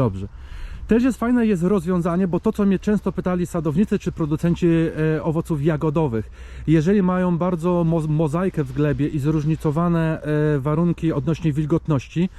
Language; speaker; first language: Polish; native; Polish